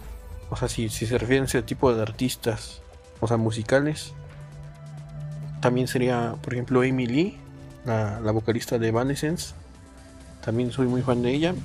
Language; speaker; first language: Spanish; native; Spanish